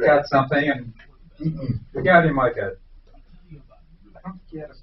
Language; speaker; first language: English; native; English